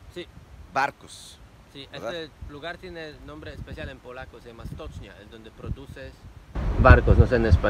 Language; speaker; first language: Spanish; non-native, fluent; Polish